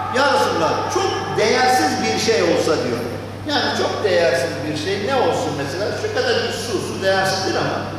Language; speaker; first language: Turkish; non-native, fluent; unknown